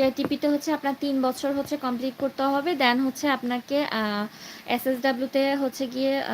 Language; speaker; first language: Bangla; native; Bangla